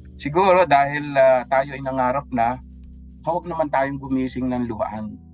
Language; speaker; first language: Filipino; native; Filipino